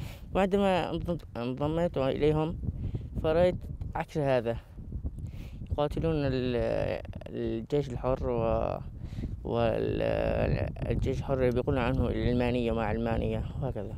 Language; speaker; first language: Arabic; native; Arabic